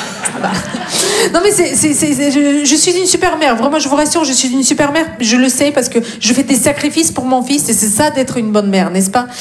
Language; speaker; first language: French; non-native, fluent; Russian